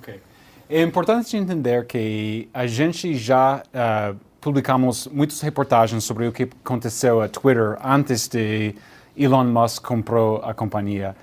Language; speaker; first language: Portuguese; non-native, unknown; English